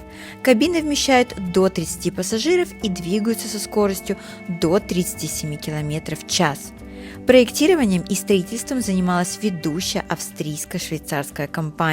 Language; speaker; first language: Russian; native; Russian